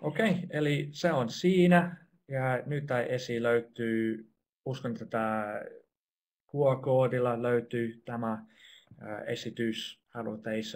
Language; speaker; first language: Finnish; non-native, fluent; English